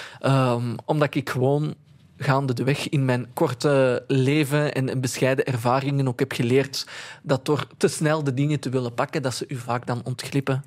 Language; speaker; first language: Dutch; early bilingual, other home language; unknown